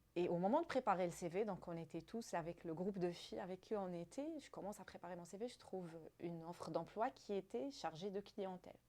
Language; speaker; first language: French; non-native, local second language; Arabic